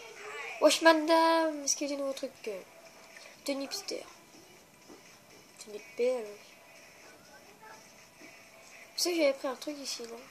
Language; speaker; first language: French; native; French